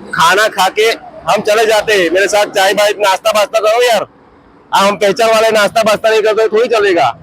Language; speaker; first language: Hindi; non-native, local second language; Gujarati